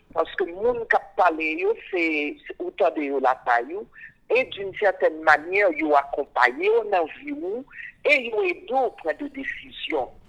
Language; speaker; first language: French; non-native, local second language; Haitian Creole